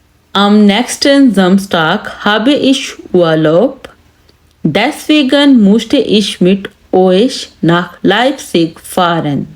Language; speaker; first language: German; non-native, learner; Urdu